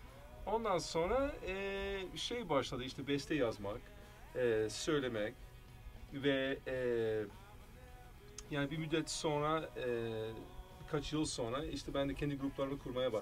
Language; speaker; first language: Turkish; early bilingual, heritage; Turkish